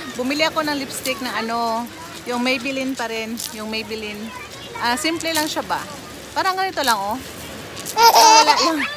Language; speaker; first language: Filipino; non-native, local second language; Cebuano